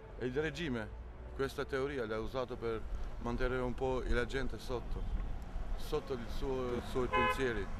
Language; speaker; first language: Italian; non-native, fluent; Albanian